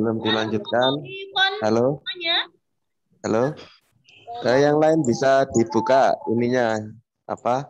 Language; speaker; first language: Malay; non-native, local second language; Javanese